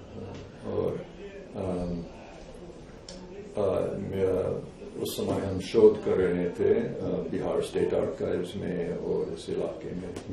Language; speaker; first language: Hindi; non-native, fluent; English